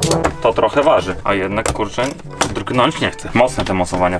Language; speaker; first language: Polish; native; Polish